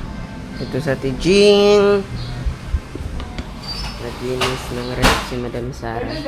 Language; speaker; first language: Filipino; non-native, local second language; Cebuano